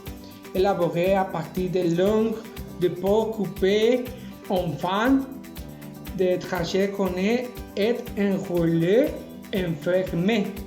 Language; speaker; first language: French; non-native, learner; Spanish